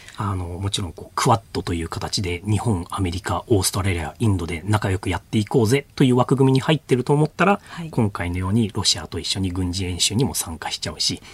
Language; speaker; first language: Japanese; native; Japanese